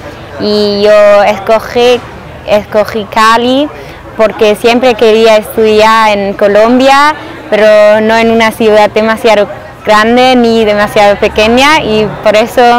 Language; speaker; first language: Spanish; non-native, fluent; German